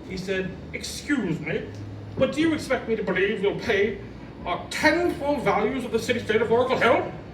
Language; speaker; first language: English; native; English